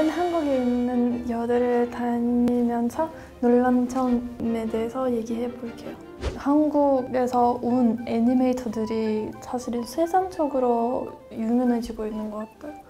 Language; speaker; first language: Korean; non-native, fluent; Russian